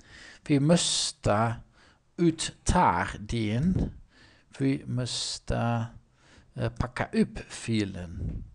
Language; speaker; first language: Swedish; non-native, learner; Dutch